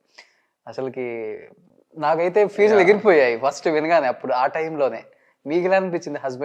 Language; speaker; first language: Telugu; native; Telugu